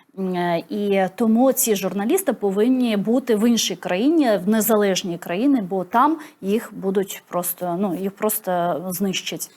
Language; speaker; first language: Ukrainian; non-native, local second language; Crimean Tatar